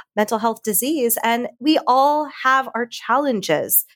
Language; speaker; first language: English; early bilingual, other home language; Hindi